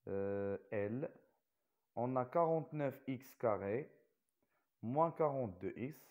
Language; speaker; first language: French; non-native, local second language; Arabic